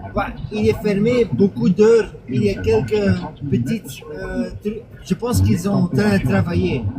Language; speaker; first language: French; non-native, fluent; Dutch